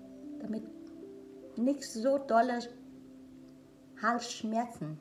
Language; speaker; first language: German; non-native, learner; Vietnamese